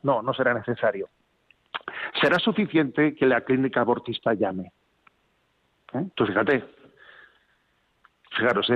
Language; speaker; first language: Spanish; native; Spanish